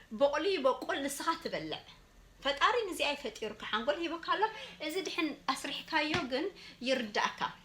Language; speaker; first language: Tigrinya; early bilingual, heritage; Tigrinya